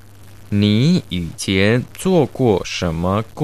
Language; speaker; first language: Chinese; non-native, learner; Spanish